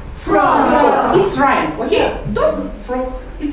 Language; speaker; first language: English; non-native, fluent; Azerbaijani